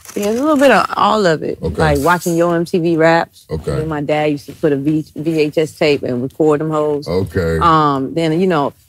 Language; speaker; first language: English; native; English